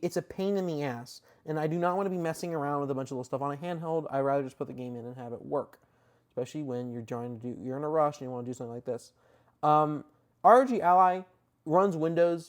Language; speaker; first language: English; native; English